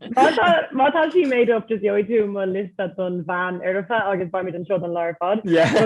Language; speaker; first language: Irish; non-native, local second language; English